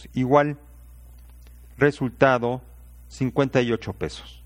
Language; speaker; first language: Spanish; native; Spanish